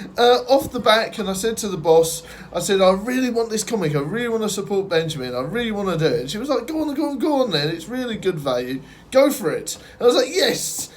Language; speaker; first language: English; native; English